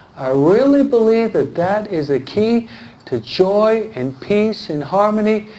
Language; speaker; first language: English; native; English